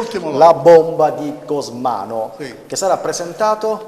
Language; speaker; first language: Italian; native; Italian